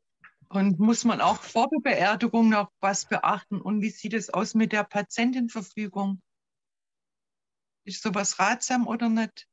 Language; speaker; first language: German; native; German